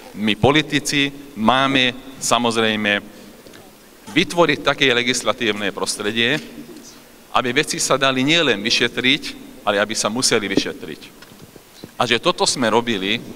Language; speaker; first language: Slovak; non-native, local second language; Hungarian